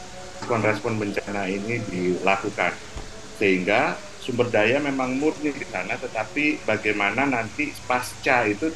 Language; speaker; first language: Indonesian; native; Indonesian